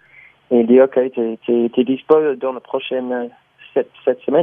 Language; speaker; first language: French; non-native, learner; English